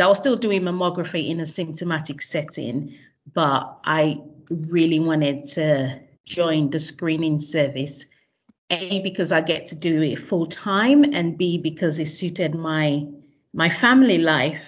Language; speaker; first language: English; non-native, local second language; Yoruba